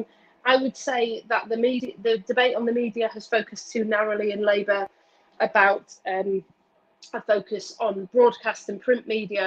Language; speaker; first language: English; native; English